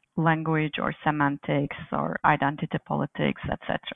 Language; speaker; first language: English; non-native, fluent; Turkish